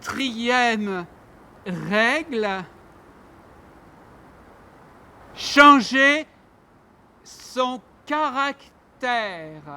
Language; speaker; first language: French; non-native, learner; Armenian